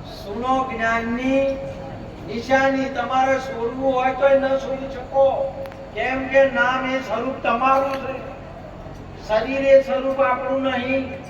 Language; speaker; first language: Gujarati; non-native, local second language; Marwari